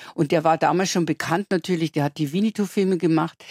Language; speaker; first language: German; native; German